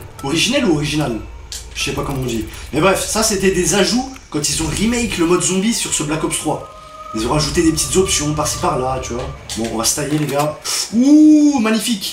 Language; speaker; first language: French; native; French